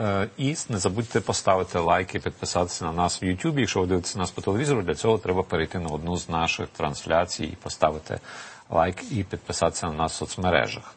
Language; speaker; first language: Ukrainian; native; Ukrainian